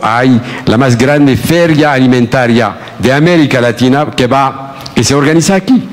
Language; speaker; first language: Spanish; non-native, fluent; Arabic